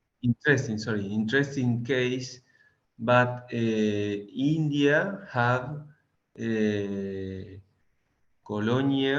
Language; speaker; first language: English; non-native, learner; Spanish